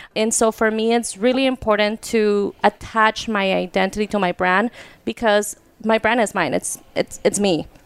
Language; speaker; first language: English; early bilingual, other home language; Spanish